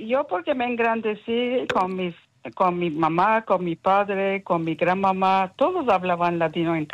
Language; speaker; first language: Spanish; early bilingual, heritage; Ladino